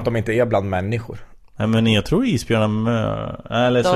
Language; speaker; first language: Swedish; native; Swedish